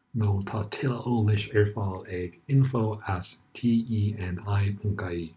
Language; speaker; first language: Irish; native; Irish